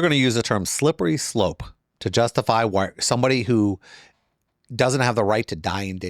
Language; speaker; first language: English; native; English